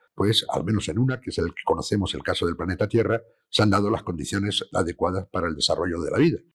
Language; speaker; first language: Spanish; native; Spanish